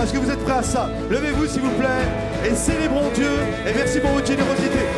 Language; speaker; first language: French; native; French